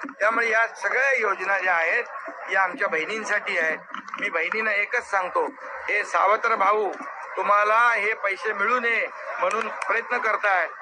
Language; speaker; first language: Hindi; non-native, local second language; Marathi